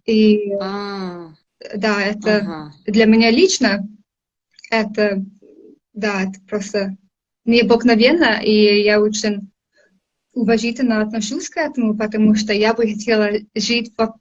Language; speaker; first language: Russian; non-native, fluent; English